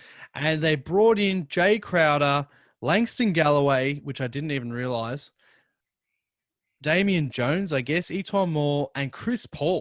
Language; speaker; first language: English; native; English